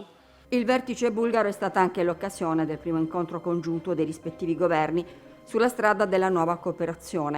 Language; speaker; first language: Italian; native; Italian